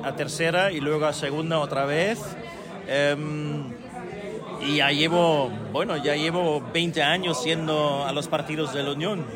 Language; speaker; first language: Spanish; non-native, fluent; German